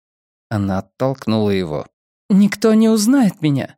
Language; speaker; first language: Russian; native; Russian